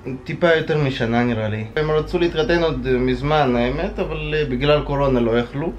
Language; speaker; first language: Hebrew; non-native, fluent; Russian